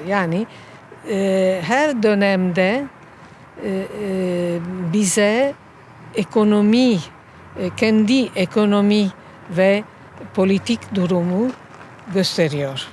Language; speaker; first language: Turkish; non-native, fluent; Italian